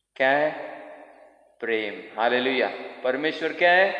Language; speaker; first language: Hindi; non-native, local second language; Kannada